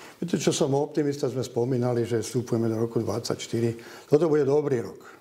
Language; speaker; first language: Slovak; native; Slovak